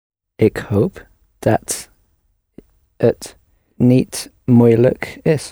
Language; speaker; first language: Dutch; non-native, learner; English